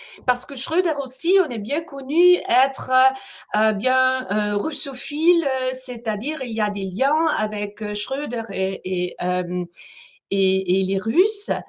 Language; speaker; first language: French; non-native, fluent; German